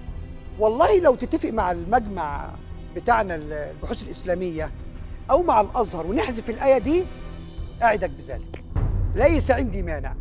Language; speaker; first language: Arabic; native; Arabic